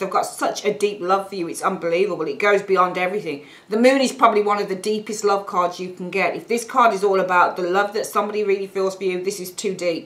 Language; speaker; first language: English; native; English